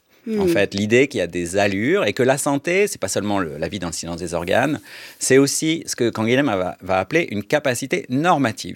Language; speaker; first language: French; native; French